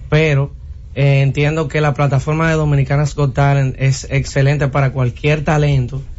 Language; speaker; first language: Spanish; native; Spanish